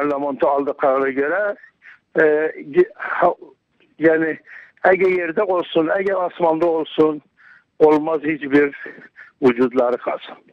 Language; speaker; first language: Turkish; non-native, learner; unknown